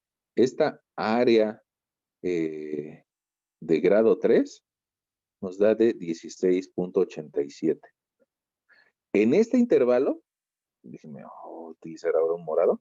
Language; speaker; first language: Spanish; native; Spanish